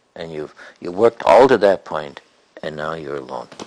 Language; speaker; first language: English; native; English